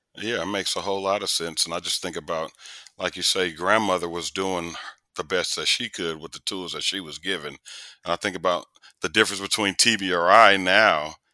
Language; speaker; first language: English; native; English